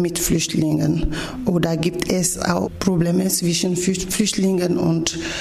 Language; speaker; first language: German; non-native, learner; Ewe